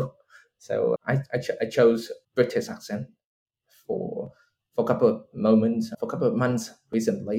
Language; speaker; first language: English; non-native, fluent; Vietnamese